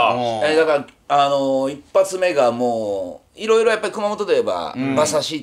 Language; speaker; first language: Japanese; native; Japanese